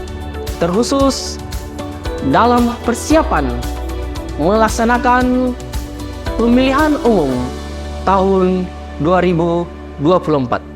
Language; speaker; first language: Indonesian; native; Indonesian